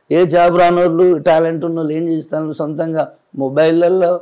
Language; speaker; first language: Telugu; native; Telugu